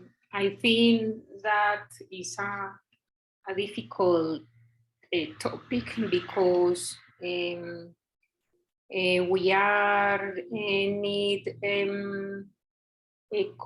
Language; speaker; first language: English; non-native, learner; Spanish